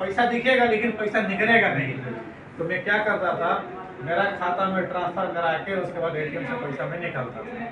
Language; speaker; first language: Hindi; non-native, learner; Nepali